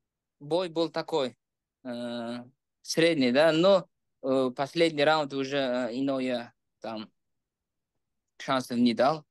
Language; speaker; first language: Russian; non-native, local second language; Uzbek